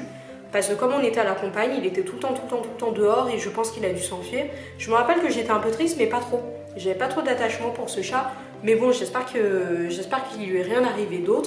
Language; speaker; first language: French; native; French